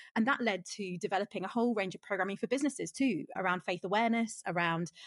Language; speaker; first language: English; native; English